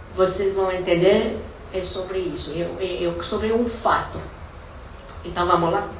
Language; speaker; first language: Portuguese; non-native, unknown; English